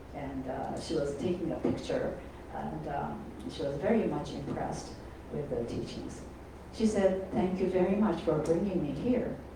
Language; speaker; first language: English; non-native, fluent; Japanese